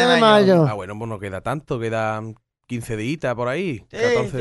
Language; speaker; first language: Spanish; native; Spanish